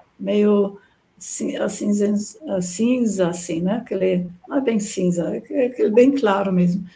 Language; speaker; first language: Portuguese; non-native, fluent; German